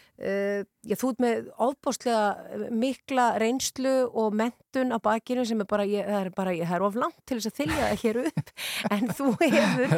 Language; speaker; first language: Icelandic; native; Icelandic